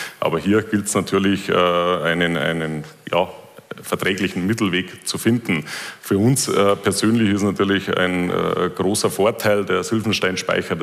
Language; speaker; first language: German; native; German